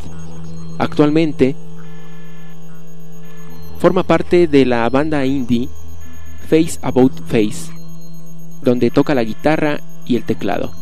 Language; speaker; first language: Spanish; native; Spanish